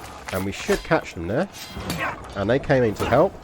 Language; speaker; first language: English; native; English